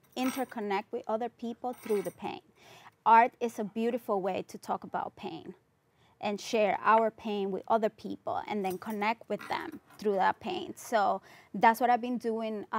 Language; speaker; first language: English; non-native, fluent; Spanish